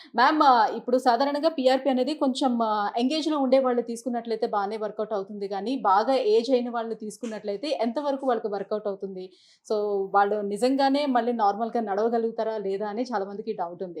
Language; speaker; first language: Telugu; native; Telugu